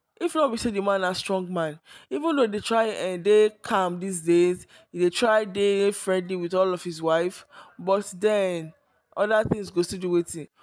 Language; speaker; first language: Nigerian Pidgin; non-native, local second language; Yoruba